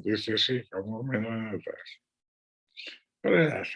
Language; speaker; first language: Spanish; non-native, local second language; Catalan